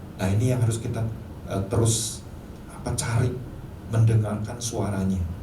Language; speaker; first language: Indonesian; native; Indonesian